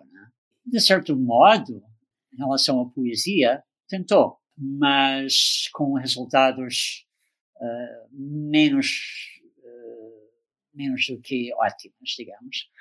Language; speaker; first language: Portuguese; non-native, fluent; English